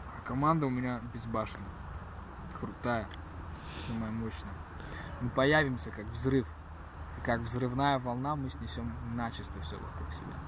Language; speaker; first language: Russian; early bilingual, heritage; Russian